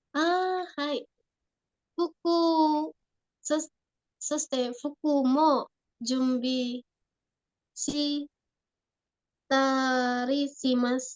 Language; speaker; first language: Japanese; non-native, learner; Indonesian